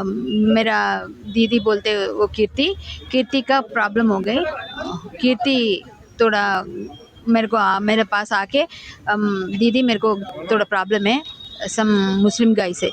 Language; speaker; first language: Hindi; non-native, local second language; Telugu